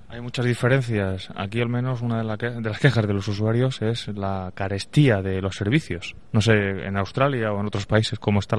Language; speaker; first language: Spanish; native; Spanish